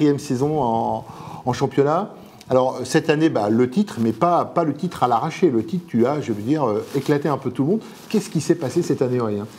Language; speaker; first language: French; native; French